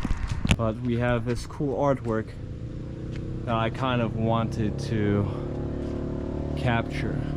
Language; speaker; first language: English; non-native, fluent; Finnish